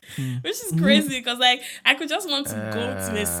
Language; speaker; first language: English; non-native, local second language; Yoruba